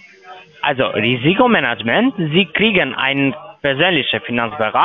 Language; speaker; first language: German; non-native, learner; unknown